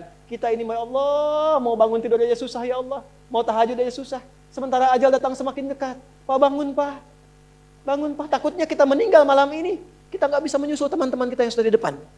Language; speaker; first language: Indonesian; native; Indonesian